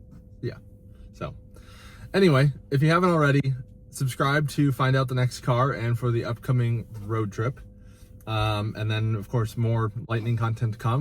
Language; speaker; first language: English; native; English